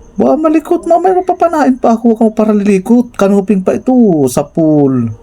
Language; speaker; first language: Filipino; native; Filipino